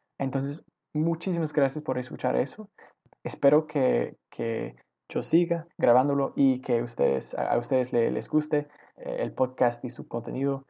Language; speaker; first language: Spanish; non-native, learner; English